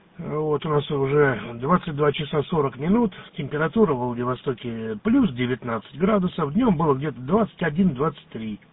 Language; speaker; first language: Russian; native; Russian